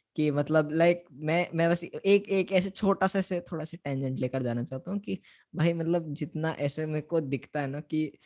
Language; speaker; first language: Hindi; native; Hindi